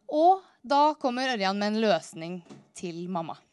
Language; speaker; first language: Norwegian; native; Norwegian